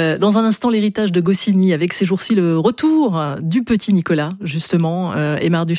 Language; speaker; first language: French; native; French